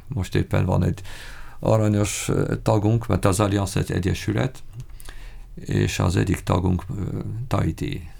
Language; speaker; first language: Hungarian; non-native, fluent; French